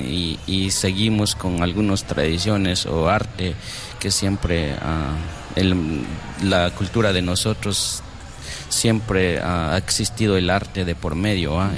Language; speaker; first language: Spanish; non-native, local second language; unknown